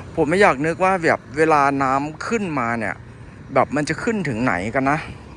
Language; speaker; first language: Thai; native; Thai